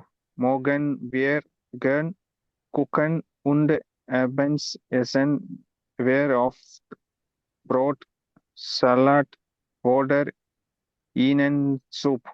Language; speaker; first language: German; non-native, learner; Tamil